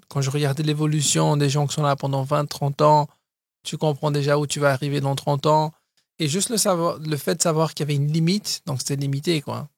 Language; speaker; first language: French; early bilingual, other home language; Portuguese